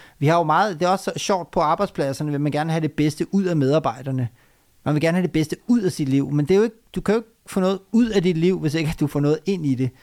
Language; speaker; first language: Danish; early bilingual, other home language; Urdu